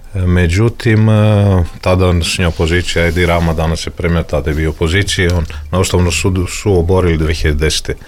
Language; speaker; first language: Serbian; non-native, fluent; Greek